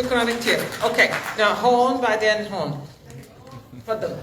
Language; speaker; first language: Arabic; early bilingual, heritage; Arabic